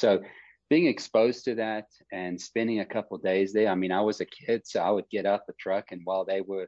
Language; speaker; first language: English; native; English